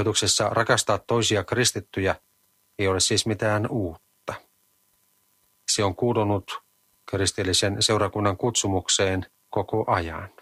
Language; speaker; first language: Finnish; native; Finnish